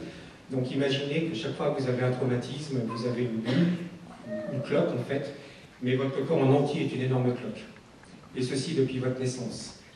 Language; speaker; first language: French; native; French